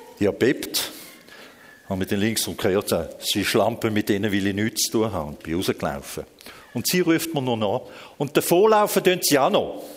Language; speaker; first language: German; early bilingual, other home language; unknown